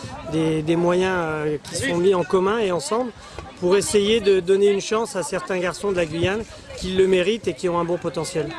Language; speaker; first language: French; native; French